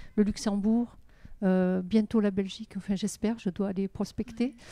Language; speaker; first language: French; native; French